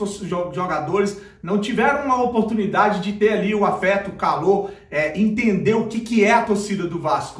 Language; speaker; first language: Portuguese; native; Portuguese